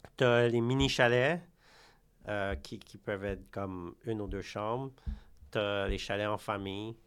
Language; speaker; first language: French; early bilingual, other home language; Khmer